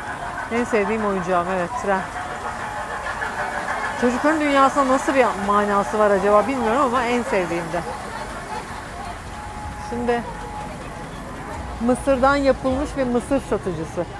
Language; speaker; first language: Turkish; native; Turkish